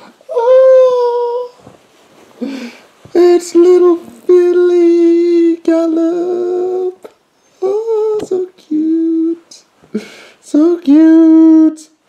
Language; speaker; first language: English; native; English